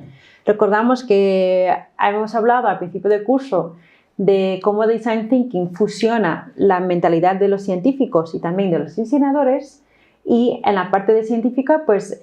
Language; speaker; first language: Spanish; non-native, fluent; English